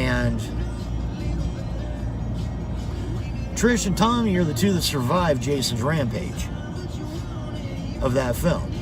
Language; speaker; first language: English; native; English